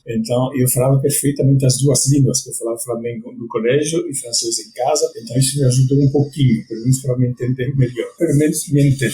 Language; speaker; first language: Portuguese; non-native, fluent; French